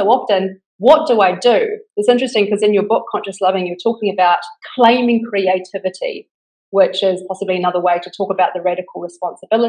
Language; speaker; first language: English; native; English